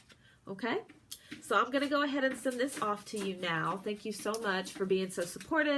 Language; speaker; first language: English; native; English